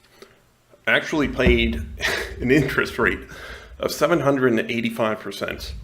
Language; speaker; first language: English; non-native, local second language; Spanish